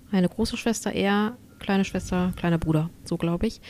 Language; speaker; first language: German; early bilingual, other home language; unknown